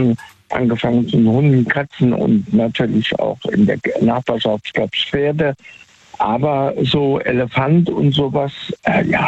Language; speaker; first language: German; native; German